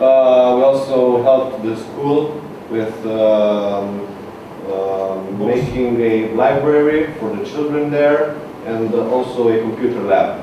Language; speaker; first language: English; non-native, learner; Romanian